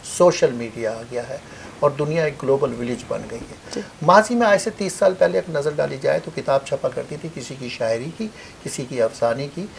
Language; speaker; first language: Urdu; native; Urdu